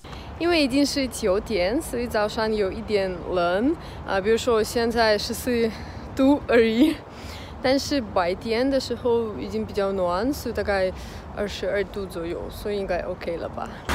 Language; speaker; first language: Chinese; non-native, fluent; Russian